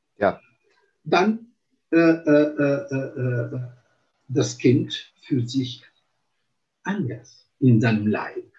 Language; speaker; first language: German; non-native, fluent; Italian